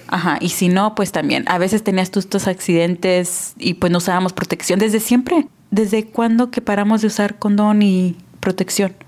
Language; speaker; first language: Spanish; early bilingual, heritage; Spanish